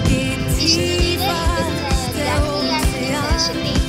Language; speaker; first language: German; non-native, learner; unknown